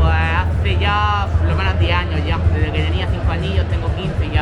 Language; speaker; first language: Spanish; native; Spanish